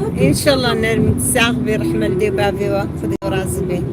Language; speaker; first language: Turkish; non-native, local second language; Kurdish